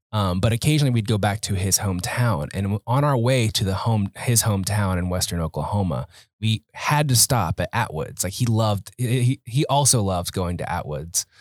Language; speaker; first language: English; native; English